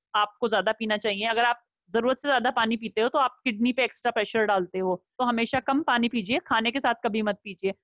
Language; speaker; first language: Hindi; native; Hindi